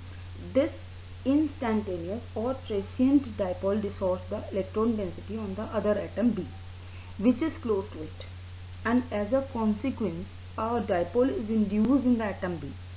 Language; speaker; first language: English; non-native, local second language; Hindi